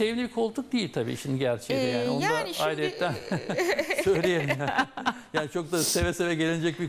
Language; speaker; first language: Turkish; native; Turkish